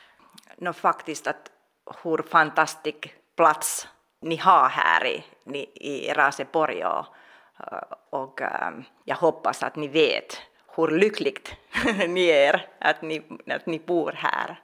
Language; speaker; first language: Swedish; non-native, local second language; Finnish